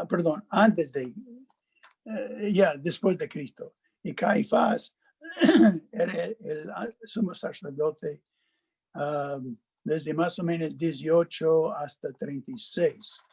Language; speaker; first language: Spanish; non-native, fluent; English